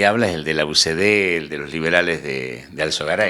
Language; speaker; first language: Spanish; native; Spanish